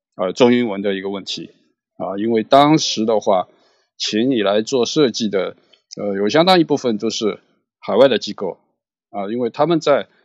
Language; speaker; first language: Chinese; native; Chinese